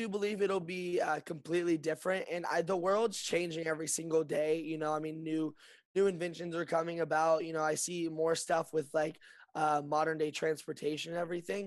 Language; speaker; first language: English; native; English